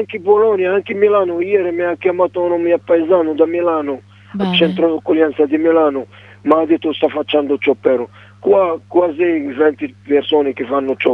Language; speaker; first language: Italian; non-native, learner; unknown